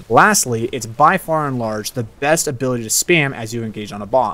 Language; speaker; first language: English; native; English